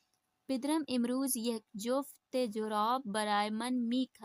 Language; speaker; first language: Persian; non-native, fluent; Urdu